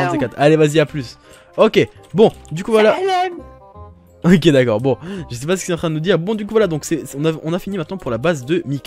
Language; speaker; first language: French; native; French